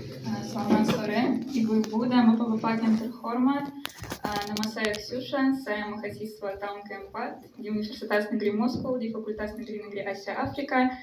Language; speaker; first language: Indonesian; non-native, fluent; Russian